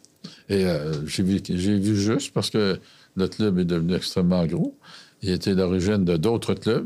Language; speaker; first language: French; native; French